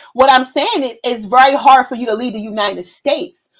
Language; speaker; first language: English; native; English